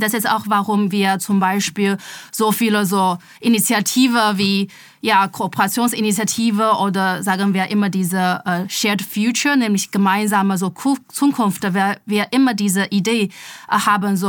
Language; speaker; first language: German; non-native, fluent; Chinese